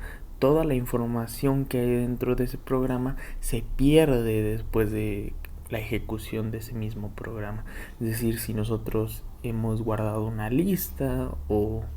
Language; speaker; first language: Spanish; native; Spanish